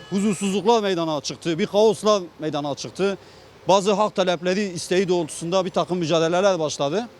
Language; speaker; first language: Turkish; non-native, local second language; Kurdish